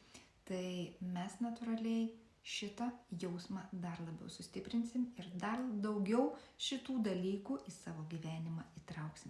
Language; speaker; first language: Lithuanian; native; Lithuanian